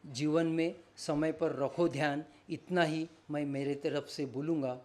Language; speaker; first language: Hindi; non-native, local second language; Marathi